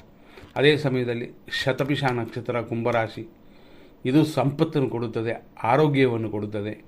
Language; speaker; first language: Kannada; native; Kannada